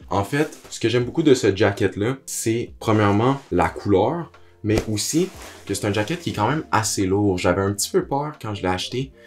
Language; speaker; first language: French; native; French